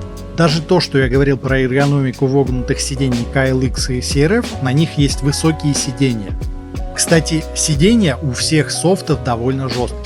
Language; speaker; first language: Russian; native; Russian